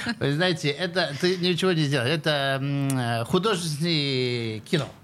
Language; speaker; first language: Russian; early bilingual, heritage; Russian